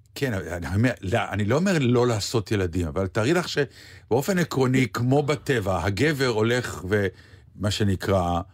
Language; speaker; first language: Hebrew; native; Hebrew